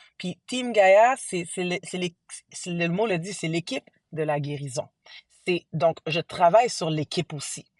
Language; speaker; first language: French; early bilingual, other home language; Haitian Creole